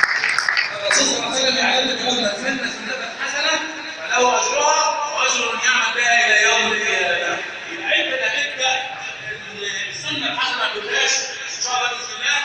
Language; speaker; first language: Arabic; native; Arabic